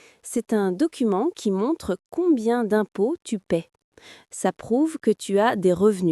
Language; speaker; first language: French; non-native, fluent; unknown